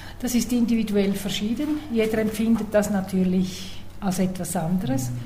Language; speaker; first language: German; native; German